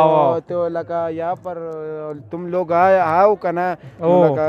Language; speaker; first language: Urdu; non-native, local second language; Pashto